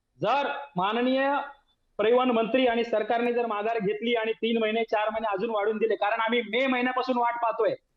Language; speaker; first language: Marathi; native; Marathi